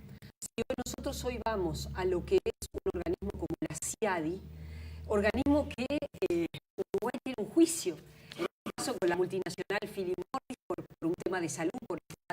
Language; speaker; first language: Spanish; native; Spanish